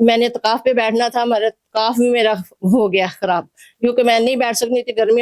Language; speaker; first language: Urdu; non-native, local second language; Punjabi